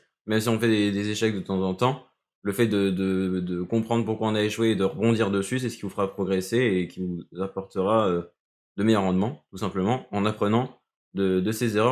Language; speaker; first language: French; native; French